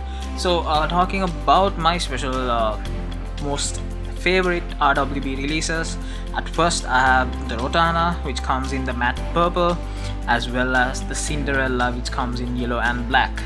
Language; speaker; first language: English; non-native, fluent; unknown